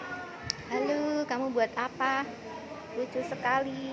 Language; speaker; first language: Indonesian; native; Indonesian